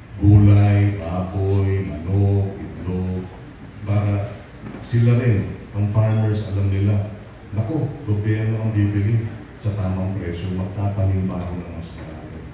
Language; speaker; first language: Filipino; native; Filipino